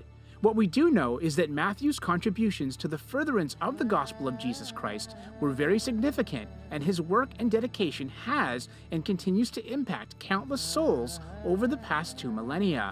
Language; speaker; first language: English; native; English